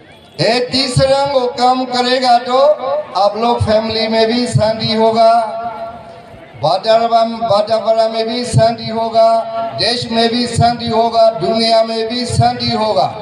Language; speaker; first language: Hindi; non-native, learner; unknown